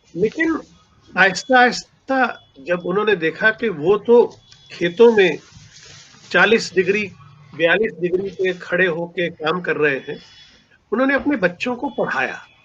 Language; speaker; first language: Hindi; non-native, local second language; Punjabi